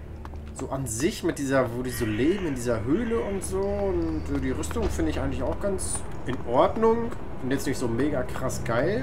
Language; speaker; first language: German; native; German